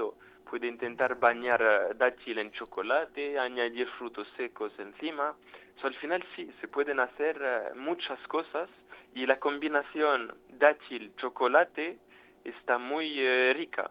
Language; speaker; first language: Spanish; non-native, fluent; French